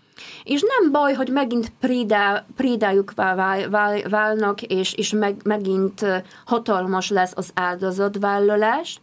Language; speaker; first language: Hungarian; non-native, fluent; Polish